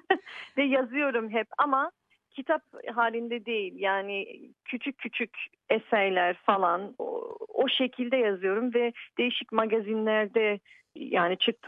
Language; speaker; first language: Turkish; early bilingual, heritage; Turkish